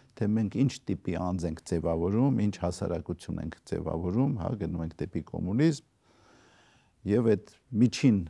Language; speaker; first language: Armenian; native; Armenian